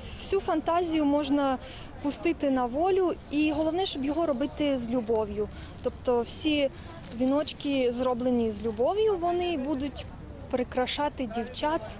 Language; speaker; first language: Ukrainian; native; Ukrainian